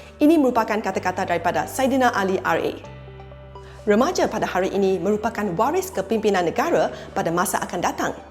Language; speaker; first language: Malay; non-native, local second language; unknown